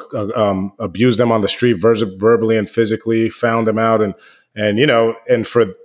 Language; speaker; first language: English; native; English